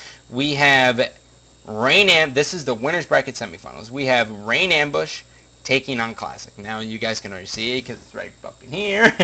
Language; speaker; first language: English; native; English